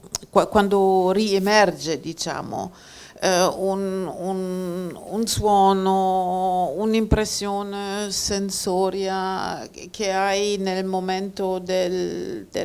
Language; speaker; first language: Italian; non-native, fluent; German